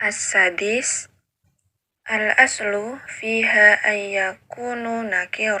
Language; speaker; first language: Arabic; non-native, learner; Indonesian